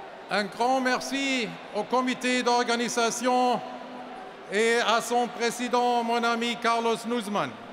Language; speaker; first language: French; non-native, fluent; German